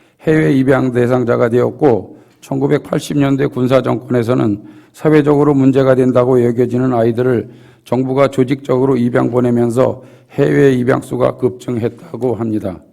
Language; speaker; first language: Korean; native; Korean